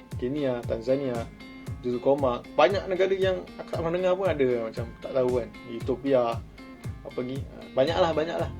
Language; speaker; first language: Malay; native; Malay